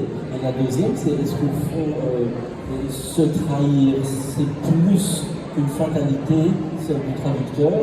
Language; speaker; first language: French; native; French